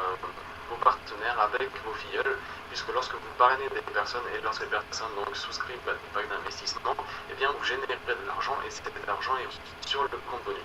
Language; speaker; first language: French; native; French